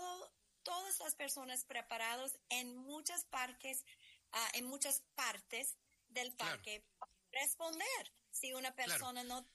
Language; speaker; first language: Spanish; non-native, fluent; English